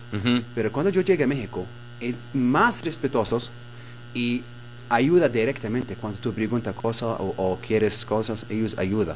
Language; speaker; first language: Spanish; non-native, learner; Arabic